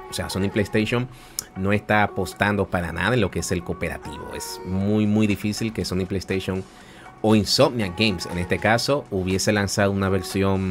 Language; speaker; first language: Spanish; native; Spanish